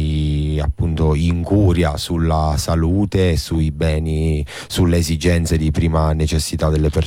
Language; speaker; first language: Italian; native; Italian